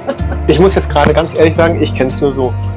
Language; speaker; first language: German; native; German